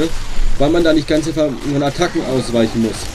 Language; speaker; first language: German; native; German